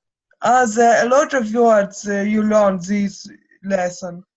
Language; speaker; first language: English; non-native, learner; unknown